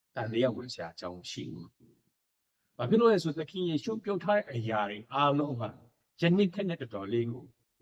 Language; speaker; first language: Burmese; non-native, local second language; Tedim Chin